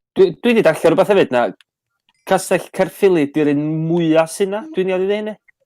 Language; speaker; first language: Welsh; native; Welsh